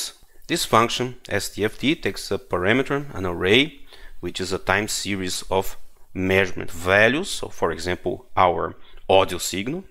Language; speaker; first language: English; non-native, fluent; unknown